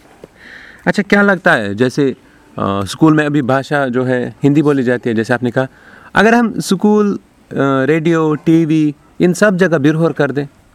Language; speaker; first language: Hindi; native; Hindi